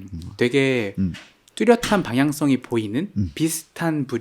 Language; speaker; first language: Korean; native; Korean